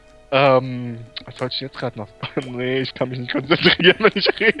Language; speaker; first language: German; native; German